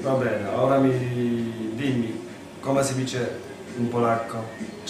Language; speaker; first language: Italian; non-native, learner; Polish